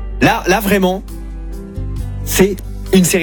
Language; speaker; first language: French; native; French